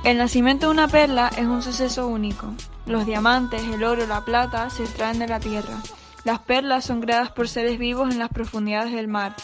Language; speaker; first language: Spanish; native; Spanish